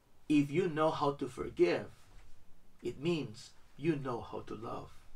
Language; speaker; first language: English; non-native, local second language; Filipino